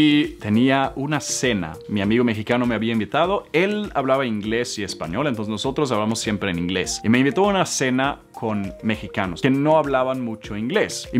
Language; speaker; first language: Spanish; non-native, fluent; Swedish